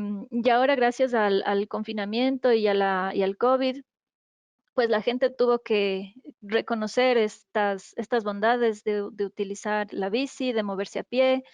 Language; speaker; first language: Spanish; native; Spanish